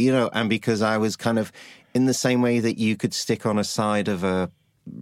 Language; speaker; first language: English; native; English